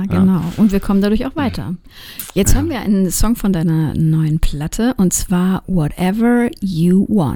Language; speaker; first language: German; native; German